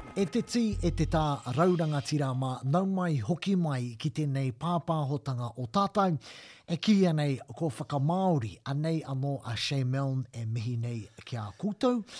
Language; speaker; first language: Māori; non-native, local second language; English